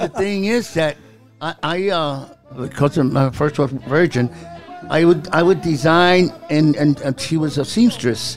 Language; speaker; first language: English; early bilingual, other home language; Spanish